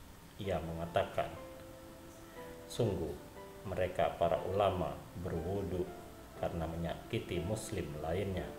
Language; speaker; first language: Indonesian; native; Indonesian